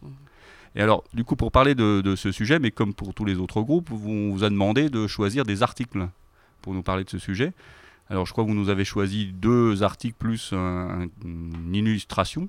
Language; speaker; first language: French; native; French